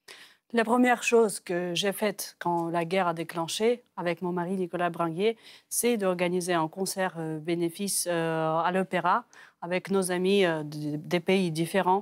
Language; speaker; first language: French; non-native, fluent; Ukrainian